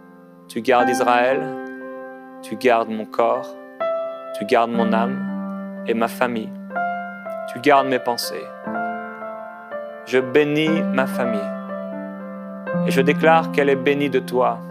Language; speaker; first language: French; non-native, local second language; Haitian Creole